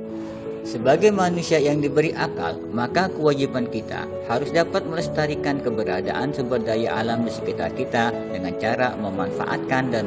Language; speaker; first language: Indonesian; native; Indonesian